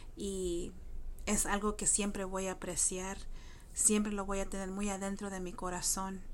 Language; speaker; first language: Spanish; early bilingual, heritage; Spanish